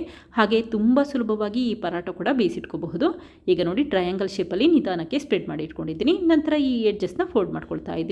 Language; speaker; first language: Kannada; native; Kannada